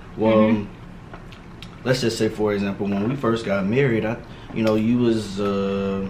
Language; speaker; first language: English; native; English